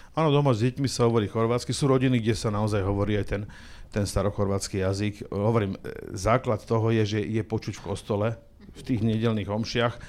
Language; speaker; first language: Slovak; non-native, local second language; Croatian